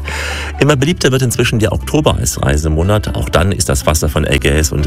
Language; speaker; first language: German; native; German